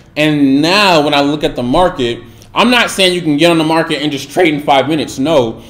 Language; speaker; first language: English; native; English